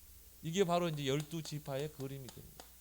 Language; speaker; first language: Korean; native; Korean